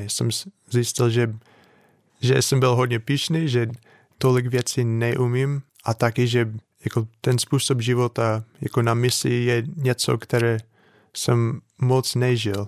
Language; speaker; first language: Czech; non-native, fluent; English